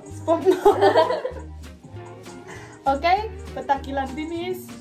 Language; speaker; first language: English; non-native, learner; Indonesian